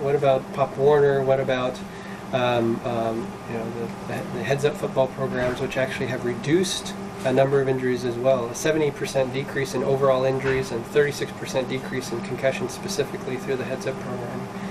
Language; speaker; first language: English; early bilingual, other home language; Spanish